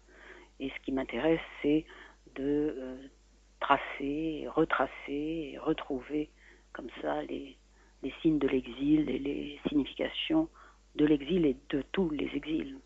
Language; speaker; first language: French; native; French